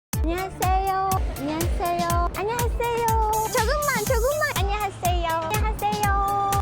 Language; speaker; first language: Korean; non-native, learner; Japanese